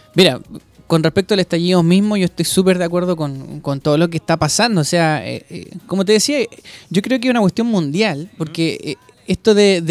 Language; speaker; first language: Spanish; native; Spanish